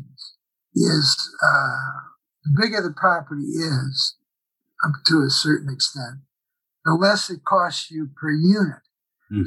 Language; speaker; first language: English; native; English